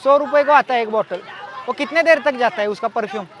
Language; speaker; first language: Hindi; non-native, local second language; Marathi